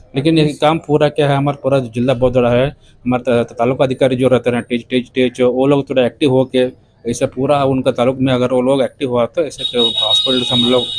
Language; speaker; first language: Hindi; non-native, local second language; Kannada